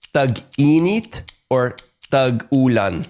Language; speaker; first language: Filipino; non-native, fluent; English